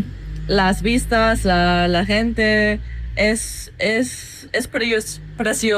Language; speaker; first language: Spanish; non-native, fluent; English